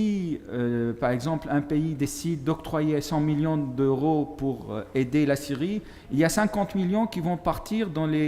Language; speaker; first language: French; non-native, fluent; Arabic